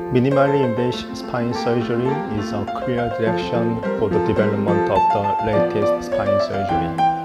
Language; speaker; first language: English; non-native, fluent; Korean